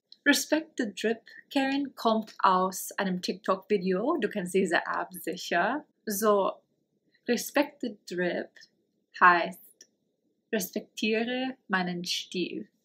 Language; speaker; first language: German; non-native, fluent; English